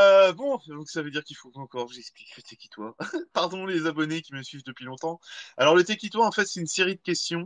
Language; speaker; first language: French; native; French